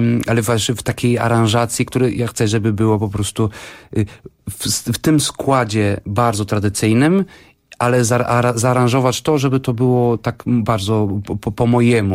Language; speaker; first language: Polish; non-native, fluent; Portuguese